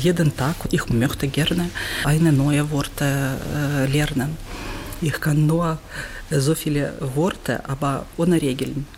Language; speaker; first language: German; non-native, learner; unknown